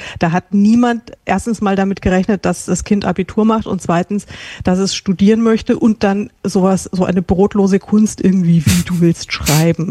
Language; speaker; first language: German; native; German